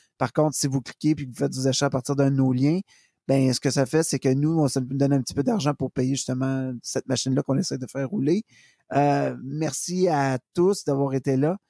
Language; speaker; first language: French; native; French